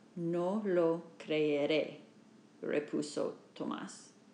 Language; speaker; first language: Spanish; non-native, learner; English